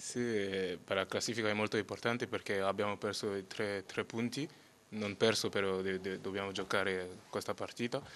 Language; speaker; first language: Italian; non-native, learner; French